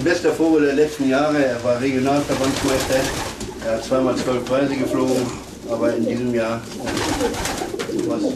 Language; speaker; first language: German; native; German